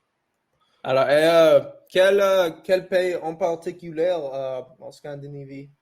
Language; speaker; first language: French; non-native, learner; English